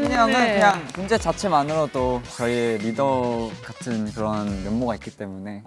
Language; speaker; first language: Korean; native; Korean